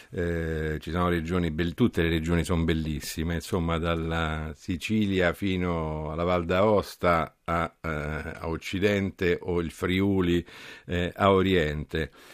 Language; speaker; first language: Italian; native; Italian